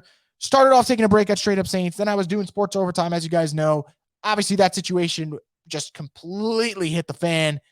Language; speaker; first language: English; native; English